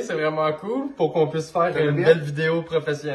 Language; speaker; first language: French; native; French